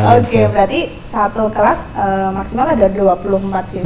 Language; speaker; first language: Indonesian; native; Indonesian